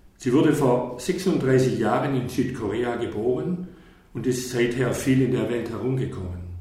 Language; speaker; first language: German; native; German